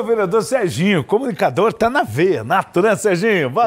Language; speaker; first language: Portuguese; native; Portuguese